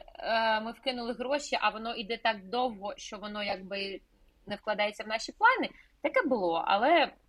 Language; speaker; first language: Ukrainian; native; Ukrainian